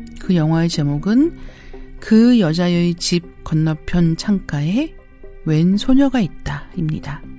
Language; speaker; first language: Korean; native; Korean